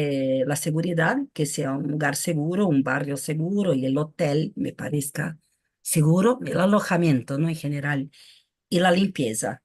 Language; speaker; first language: Spanish; non-native, fluent; Portuguese